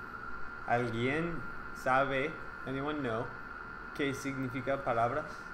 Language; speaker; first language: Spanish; non-native, fluent; English